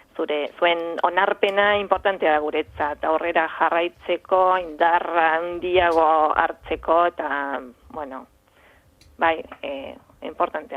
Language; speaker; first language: Basque; non-native, fluent; Spanish